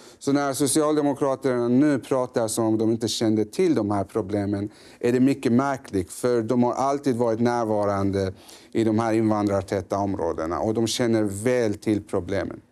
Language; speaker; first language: Swedish; early bilingual, other home language; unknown